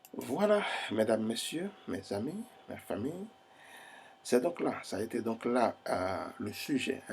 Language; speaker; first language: French; non-native, fluent; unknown